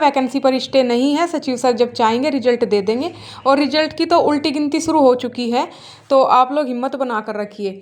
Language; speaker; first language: Hindi; native; Hindi